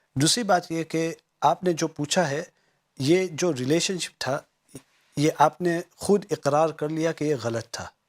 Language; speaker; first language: Urdu; non-native, fluent; Gujarati